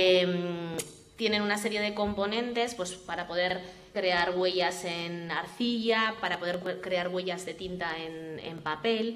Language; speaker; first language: Spanish; native; Spanish